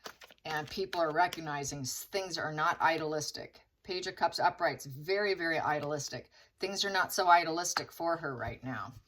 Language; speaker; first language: English; native; English